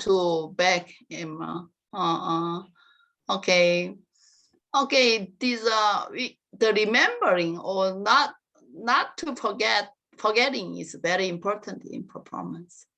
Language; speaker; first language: English; non-native, learner; Korean